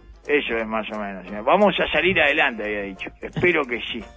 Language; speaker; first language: Spanish; native; Spanish